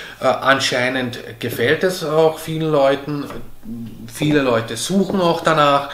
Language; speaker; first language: German; early bilingual, other home language; Hungarian